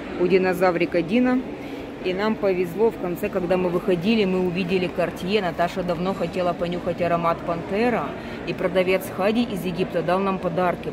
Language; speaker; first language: Russian; native; Russian